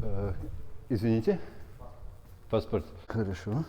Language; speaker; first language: Russian; non-native, learner; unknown